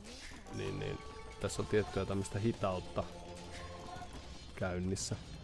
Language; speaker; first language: Finnish; native; Finnish